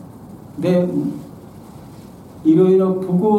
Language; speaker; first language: Japanese; non-native, learner; Bangla